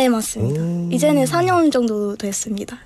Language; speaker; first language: Korean; non-native, fluent; Burmese